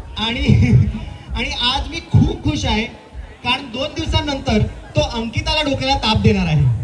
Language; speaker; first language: Marathi; non-native, local second language; Gujarati